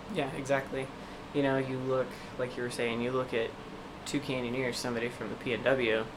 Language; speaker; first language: English; native; English